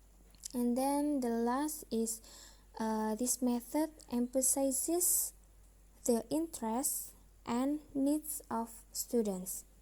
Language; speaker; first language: English; non-native, learner; Indonesian